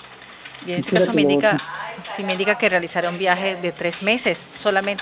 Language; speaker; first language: Spanish; native; Spanish